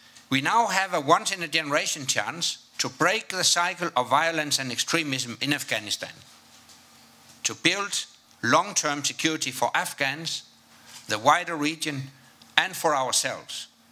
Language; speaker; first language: English; non-native, fluent; Danish